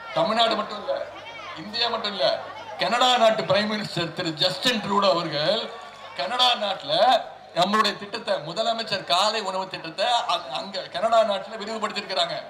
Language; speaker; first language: Tamil; native; Tamil